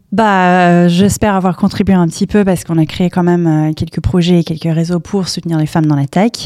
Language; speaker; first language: French; non-native, fluent; English